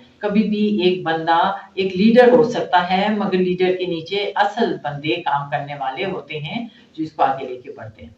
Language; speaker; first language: Urdu; non-native, local second language; Baluchi